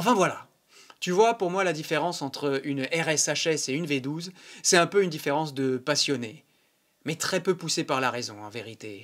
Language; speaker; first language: French; native; French